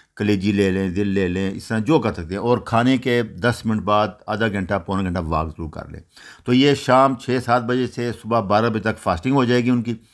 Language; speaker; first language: Urdu; non-native, local second language; Punjabi